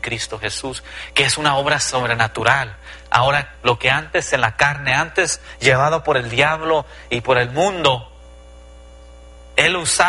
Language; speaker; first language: Spanish; early bilingual, heritage; Spanish